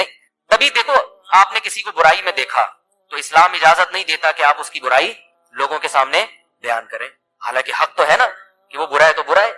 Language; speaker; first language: Urdu; native; Urdu